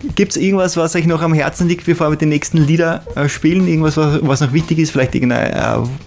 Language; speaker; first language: German; native; German